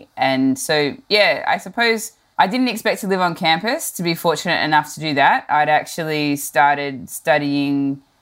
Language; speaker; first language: English; native; English